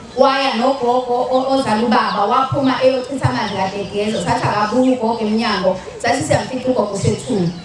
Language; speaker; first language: Zulu; native; Zulu